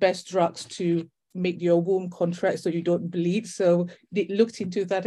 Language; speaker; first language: English; non-native, local second language; Malay